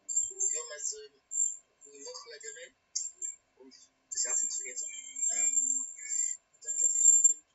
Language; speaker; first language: Dutch; non-native, local second language; French